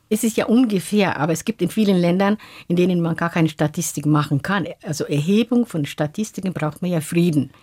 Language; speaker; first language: German; non-native, fluent; Somali